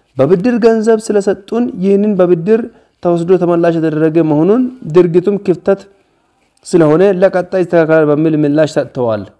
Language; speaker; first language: Amharic; non-native, local second language; Hadiyya